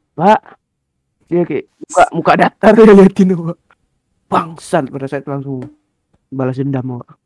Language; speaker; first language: Indonesian; native; Indonesian